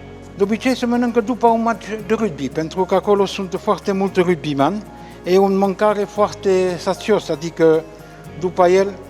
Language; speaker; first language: Romanian; non-native, fluent; French